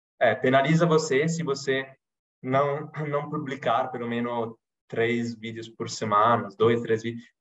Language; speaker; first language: Portuguese; non-native, fluent; Italian